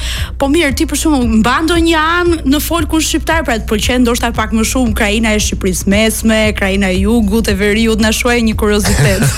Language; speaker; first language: Albanian; native; Albanian